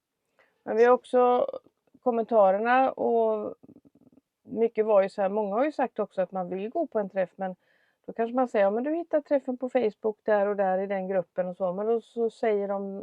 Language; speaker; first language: Swedish; native; Swedish